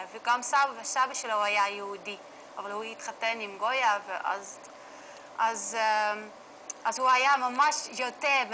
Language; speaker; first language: Hebrew; non-native, learner; Dutch